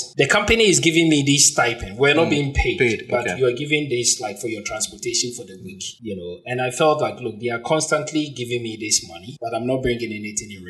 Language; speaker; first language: English; non-native, local second language; Akan